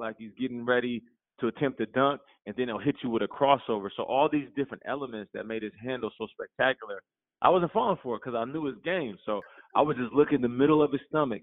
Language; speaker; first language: English; native; English